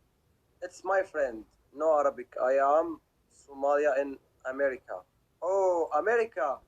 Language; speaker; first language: English; non-native, learner; Arabic